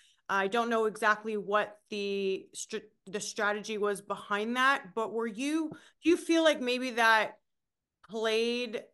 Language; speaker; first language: English; native; English